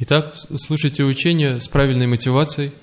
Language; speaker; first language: Russian; native; Russian